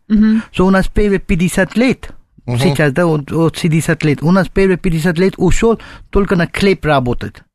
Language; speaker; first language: Russian; non-native, learner; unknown